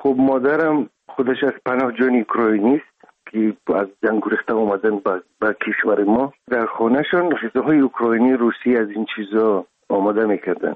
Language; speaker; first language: Persian; non-native, local second language; Russian